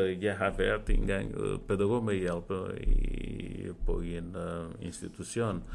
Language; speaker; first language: Danish; non-native, fluent; Portuguese